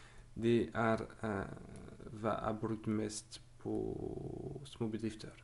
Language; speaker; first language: Norwegian; non-native, fluent; French